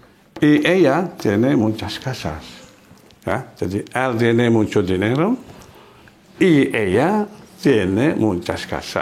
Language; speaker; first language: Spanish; non-native, fluent; Indonesian